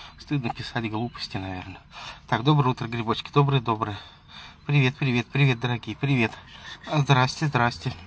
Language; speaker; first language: Russian; native; Russian